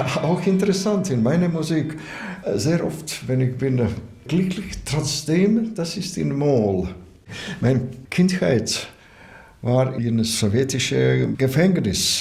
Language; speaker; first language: German; non-native, fluent; Latvian